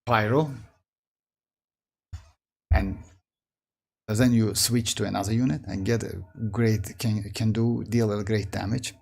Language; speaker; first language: English; non-native, fluent; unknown